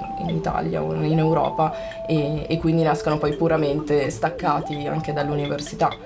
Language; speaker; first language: Italian; native; Italian